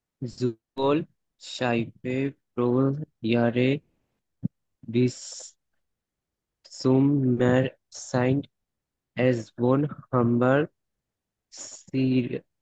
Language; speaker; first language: German; non-native, learner; Bangla